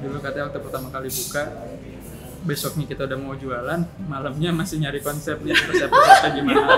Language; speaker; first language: Indonesian; native; Indonesian